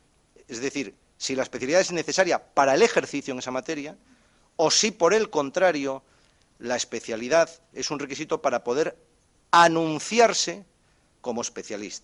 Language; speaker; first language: Spanish; native; Spanish